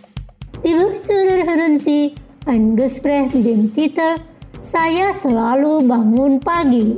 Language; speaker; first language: German; non-native, fluent; Indonesian